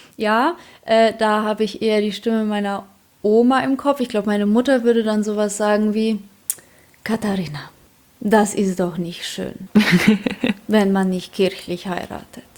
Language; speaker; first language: German; early bilingual, other home language; Polish